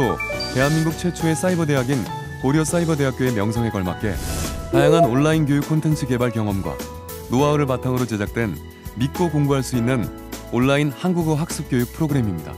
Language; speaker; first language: Korean; native; Korean